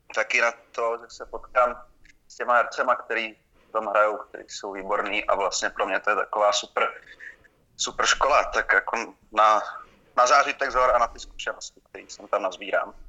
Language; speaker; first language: Czech; native; Czech